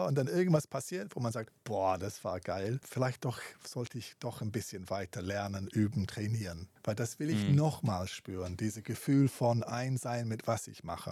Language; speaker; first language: German; non-native, fluent; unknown